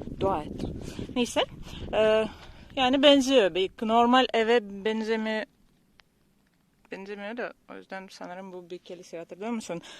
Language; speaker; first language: Turkish; non-native, learner; Russian